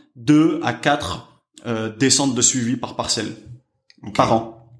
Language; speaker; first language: French; native; French